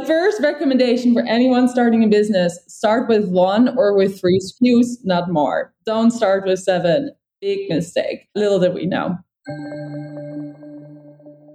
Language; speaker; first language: English; non-native, fluent; Dutch